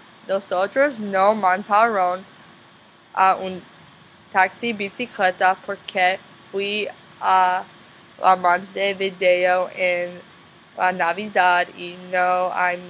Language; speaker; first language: Spanish; non-native, learner; English